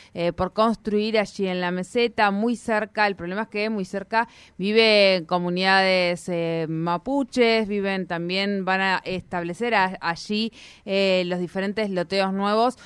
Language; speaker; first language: Spanish; native; Spanish